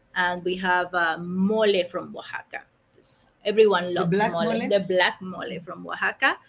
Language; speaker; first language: English; non-native, learner; Spanish